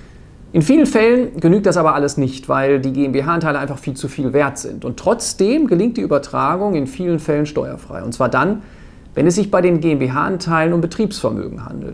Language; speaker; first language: German; native; German